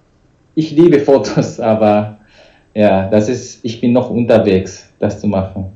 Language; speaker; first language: German; non-native, learner; Japanese